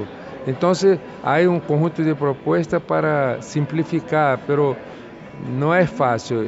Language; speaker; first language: Spanish; non-native, fluent; Portuguese